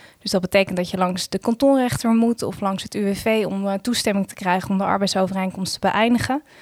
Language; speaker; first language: Dutch; native; Dutch